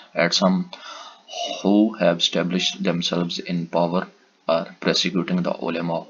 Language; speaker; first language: English; non-native, local second language; Urdu